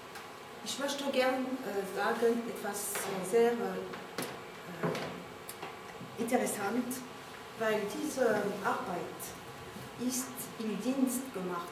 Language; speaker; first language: German; non-native, learner; French